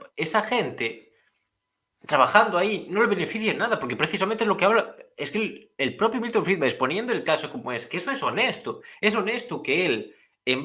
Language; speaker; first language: Spanish; native; Spanish